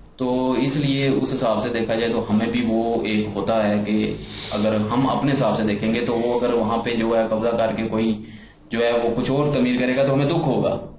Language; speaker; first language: Urdu; non-native, local second language; Punjabi